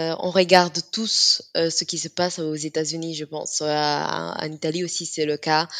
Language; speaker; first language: French; non-native, fluent; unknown